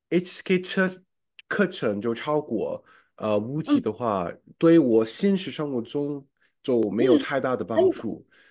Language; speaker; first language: Chinese; non-native, fluent; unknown